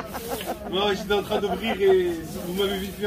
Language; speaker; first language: French; native; French